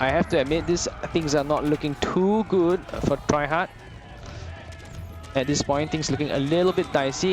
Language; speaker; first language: English; native; English